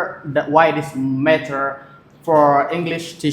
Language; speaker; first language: English; non-native, learner; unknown